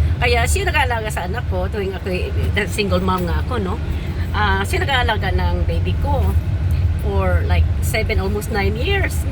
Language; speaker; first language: Filipino; non-native, local second language; Cebuano